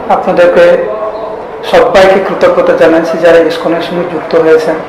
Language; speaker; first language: Bangla; native; Bangla